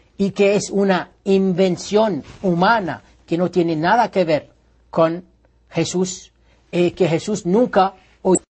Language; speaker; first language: Spanish; non-native, learner; Arabic